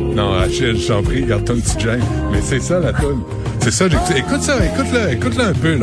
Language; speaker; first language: French; native; French